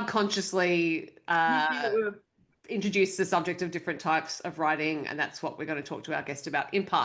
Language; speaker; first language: English; native; English